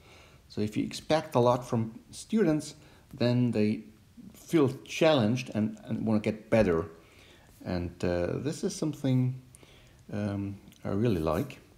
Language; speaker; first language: English; non-native, fluent; German